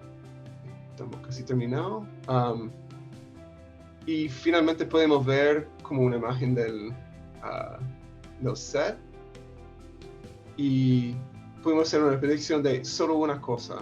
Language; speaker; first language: Spanish; non-native, fluent; English